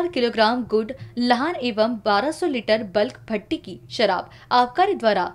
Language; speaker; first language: Hindi; native; Hindi